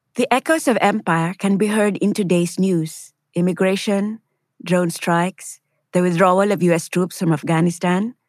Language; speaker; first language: English; non-native, local second language; Filipino